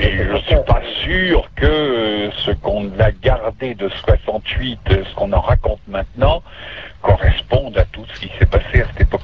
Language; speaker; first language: French; native; French